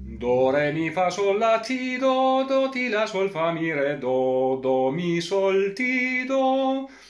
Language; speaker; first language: German; non-native, fluent; Italian